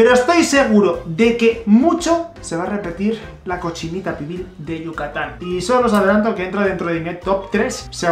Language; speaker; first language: Spanish; native; Spanish